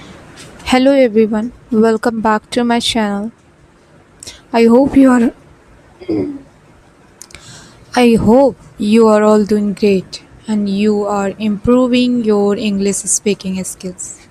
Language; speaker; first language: English; non-native, learner; Bhojpuri